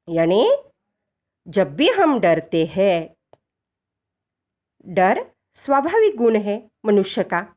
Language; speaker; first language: Hindi; non-native, local second language; Marathi